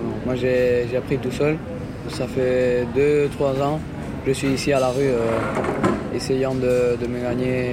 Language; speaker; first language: French; non-native, learner; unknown